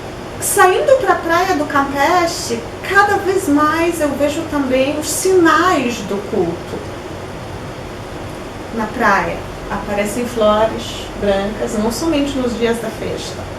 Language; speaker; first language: Portuguese; non-native, fluent; Polish